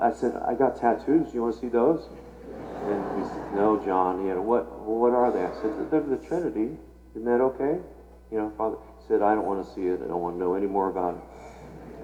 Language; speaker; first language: English; native; English